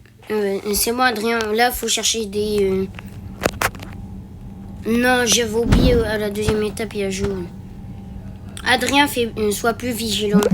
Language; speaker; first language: French; native; French